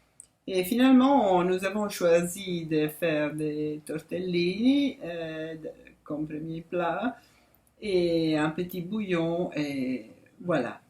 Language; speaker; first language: French; non-native, fluent; Italian